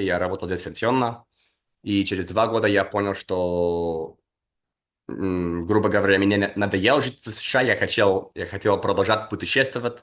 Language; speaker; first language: Russian; non-native, fluent; English